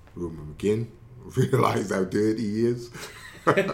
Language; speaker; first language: English; native; English